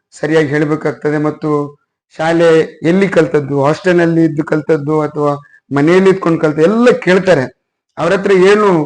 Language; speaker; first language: Kannada; non-native, local second language; Urdu